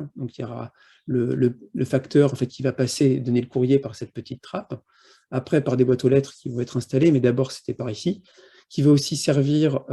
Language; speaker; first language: French; native; French